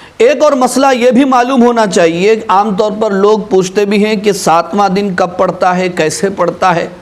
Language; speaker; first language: Urdu; native; Urdu